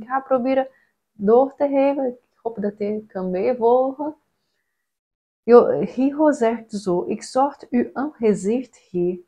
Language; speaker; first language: German; non-native, learner; Portuguese